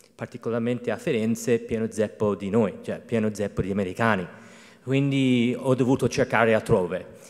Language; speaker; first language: Italian; non-native, fluent; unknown